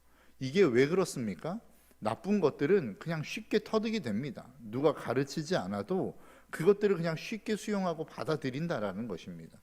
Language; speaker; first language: Korean; native; Korean